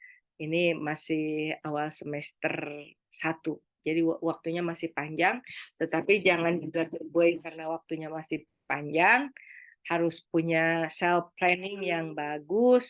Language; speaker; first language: Indonesian; native; Indonesian